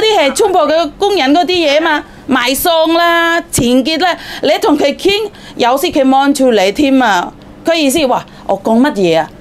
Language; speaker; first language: Cantonese; non-native, fluent; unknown